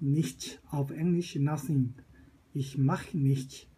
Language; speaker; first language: German; non-native, fluent; Korean